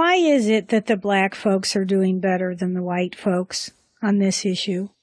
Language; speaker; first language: English; native; English